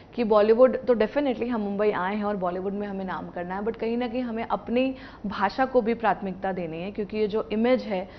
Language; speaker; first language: Hindi; native; Hindi